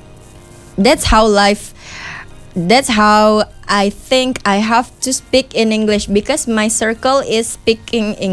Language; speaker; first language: English; non-native, fluent; Indonesian